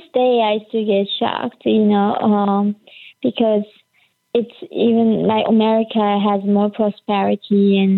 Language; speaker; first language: English; early bilingual, other home language; Korean